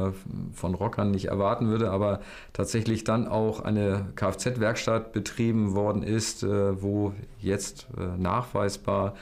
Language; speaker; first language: German; native; German